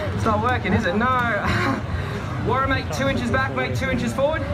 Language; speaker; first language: English; native; English